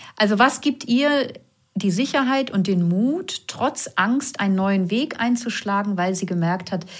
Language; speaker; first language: German; native; German